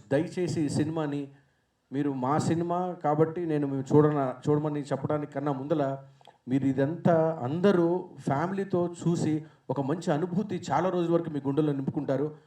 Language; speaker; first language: Telugu; native; Telugu